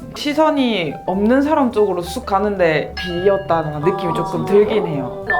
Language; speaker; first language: Korean; native; Korean